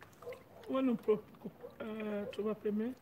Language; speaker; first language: Italian; non-native, learner; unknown